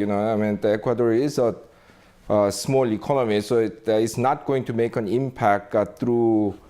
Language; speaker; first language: English; non-native, fluent; Korean